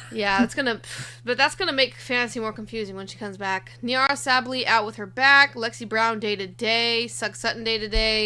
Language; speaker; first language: English; native; English